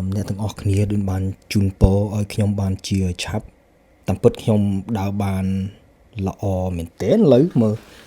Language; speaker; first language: Khmer; early bilingual, heritage; Khmer